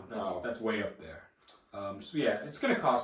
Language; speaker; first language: English; native; English